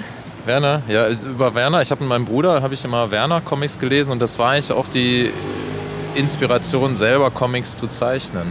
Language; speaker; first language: German; native; German